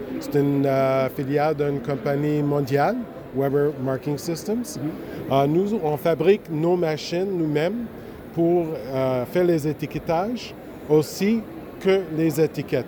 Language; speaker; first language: French; non-native, local second language; English